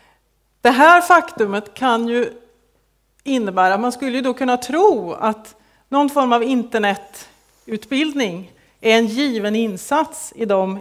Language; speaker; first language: Swedish; native; Swedish